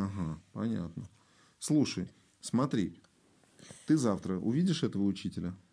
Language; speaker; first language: Russian; native; Russian